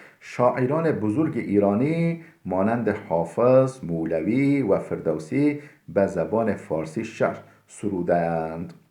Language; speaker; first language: Persian; non-native, fluent; Turkish